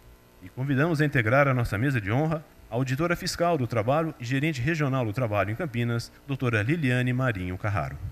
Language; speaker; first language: Portuguese; native; Portuguese